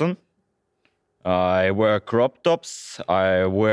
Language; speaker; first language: English; non-native, fluent; Russian